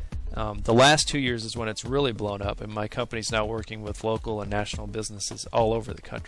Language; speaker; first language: English; native; English